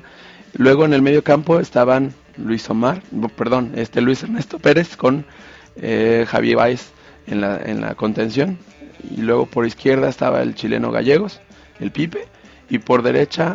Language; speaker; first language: Spanish; native; Spanish